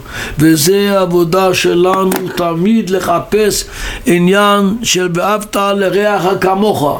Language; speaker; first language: Hebrew; non-native, local second language; Yiddish